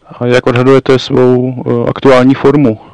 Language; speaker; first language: Czech; native; Czech